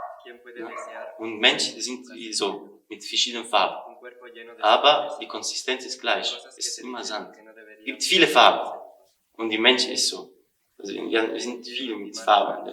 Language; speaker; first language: German; non-native, learner; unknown